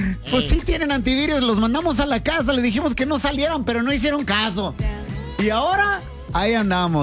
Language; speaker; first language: Spanish; early bilingual, heritage; Spanish